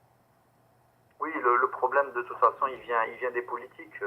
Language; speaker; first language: French; native; French